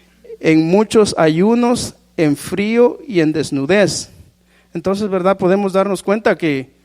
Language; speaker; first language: Spanish; native; Spanish